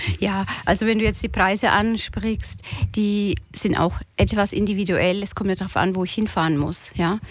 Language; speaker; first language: German; native; German